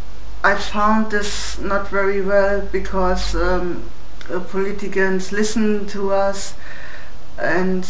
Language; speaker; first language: English; non-native, learner; German